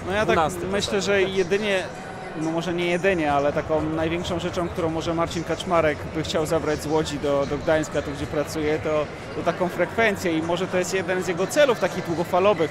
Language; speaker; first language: Polish; native; Polish